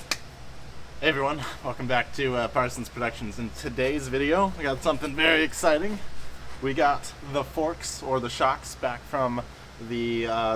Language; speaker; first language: English; native; English